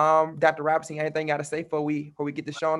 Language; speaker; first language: English; native; English